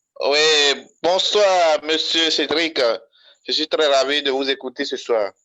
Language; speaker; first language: French; non-native, local second language; Fon